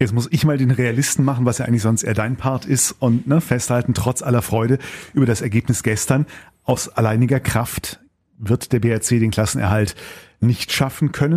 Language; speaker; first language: German; native; German